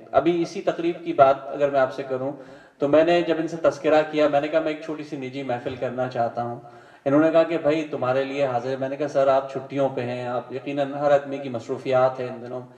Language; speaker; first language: Urdu; native; Urdu